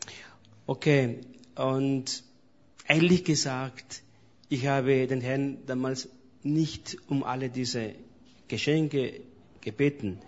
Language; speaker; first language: German; non-native, fluent; Spanish